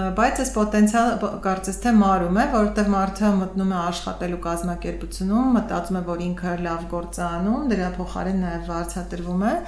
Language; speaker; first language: Armenian; native; Armenian